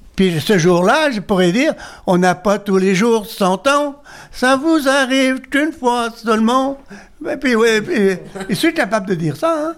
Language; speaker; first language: French; native; French